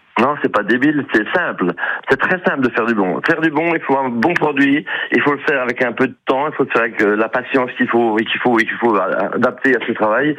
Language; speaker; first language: French; native; French